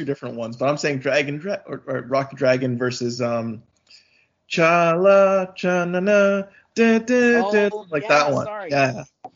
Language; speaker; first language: English; native; English